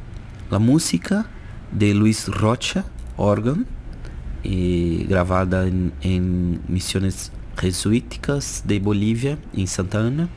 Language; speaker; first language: Spanish; non-native, fluent; Portuguese